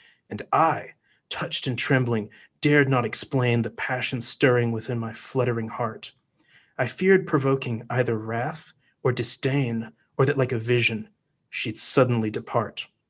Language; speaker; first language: English; native; English